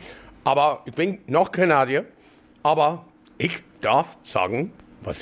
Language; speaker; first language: German; non-native, fluent; English